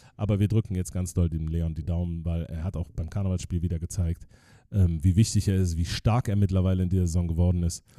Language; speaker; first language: German; native; German